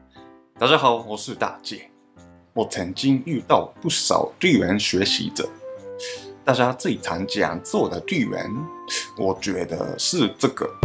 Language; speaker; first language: Chinese; non-native, fluent; Japanese